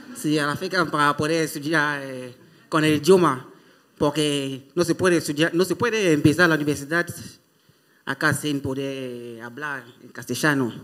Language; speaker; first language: Spanish; non-native, fluent; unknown